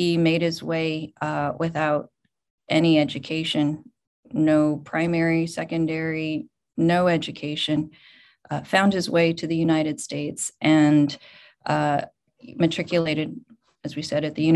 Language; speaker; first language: English; native; English